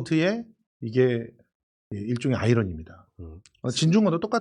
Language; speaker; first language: Korean; native; Korean